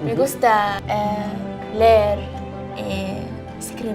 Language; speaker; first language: Spanish; non-native, learner; Arabic